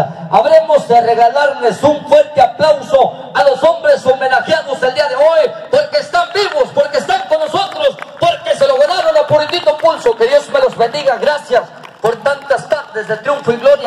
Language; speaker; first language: Spanish; native; Spanish